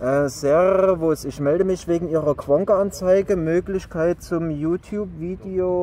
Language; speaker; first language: German; native; German